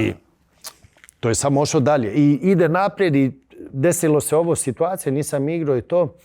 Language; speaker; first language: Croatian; early bilingual, heritage; Bosnian